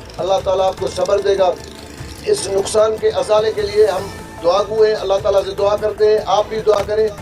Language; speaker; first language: Urdu; non-native, local second language; Sindhi